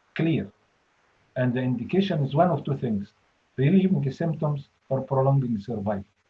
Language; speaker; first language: English; non-native, fluent; Arabic